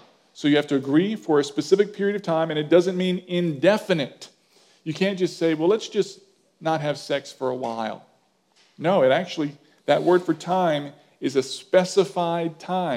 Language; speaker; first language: English; native; English